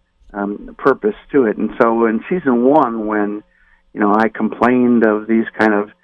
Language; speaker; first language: English; native; English